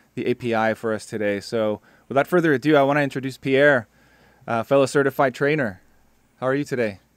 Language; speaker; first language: English; early bilingual, other home language; Spanish